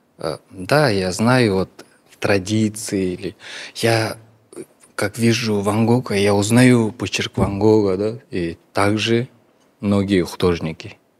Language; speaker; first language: Russian; non-native, local second language; Kyrgyz